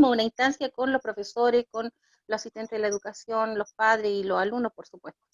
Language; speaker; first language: Spanish; native; Spanish